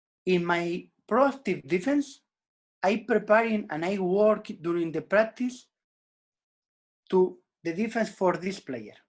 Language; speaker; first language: English; non-native, learner; Spanish